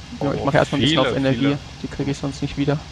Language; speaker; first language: German; native; German